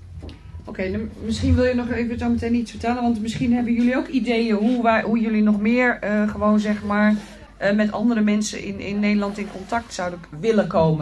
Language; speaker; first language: Dutch; native; Dutch